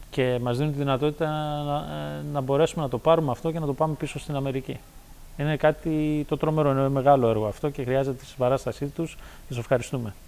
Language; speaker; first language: Greek; early bilingual, heritage; Greek